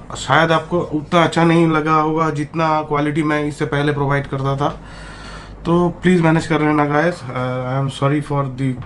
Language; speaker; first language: Hindi; non-native, local second language; Bangla